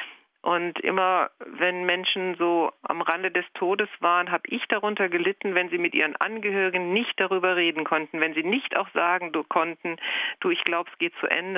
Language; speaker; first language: German; native; German